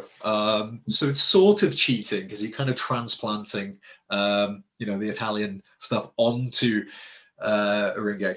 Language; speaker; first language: English; native; English